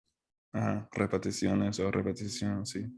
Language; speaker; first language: Spanish; non-native, fluent; English